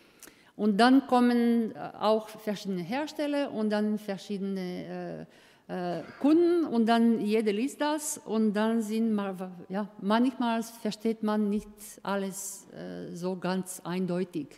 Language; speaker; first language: German; non-native, fluent; Croatian